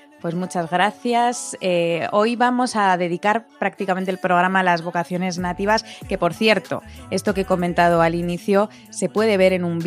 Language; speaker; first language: Spanish; native; Spanish